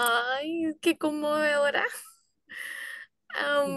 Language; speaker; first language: Portuguese; non-native, learner; Spanish